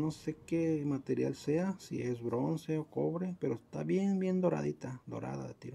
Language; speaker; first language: Spanish; native; Spanish